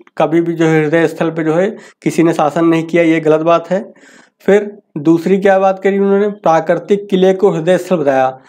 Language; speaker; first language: Hindi; native; Hindi